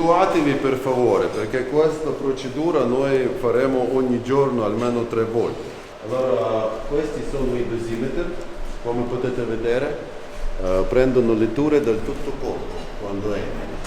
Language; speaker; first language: Italian; non-native, learner; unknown